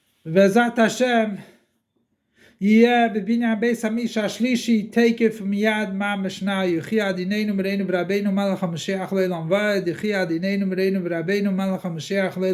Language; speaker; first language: Hebrew; non-native, fluent; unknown